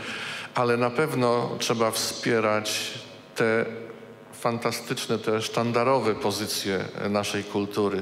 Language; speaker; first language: Polish; native; Polish